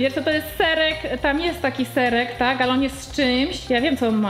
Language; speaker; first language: Polish; native; Polish